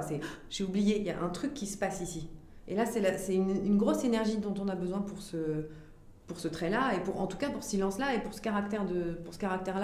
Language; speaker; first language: French; native; French